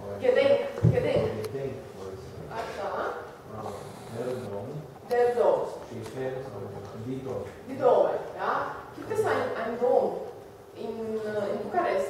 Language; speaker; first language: German; non-native, fluent; Romanian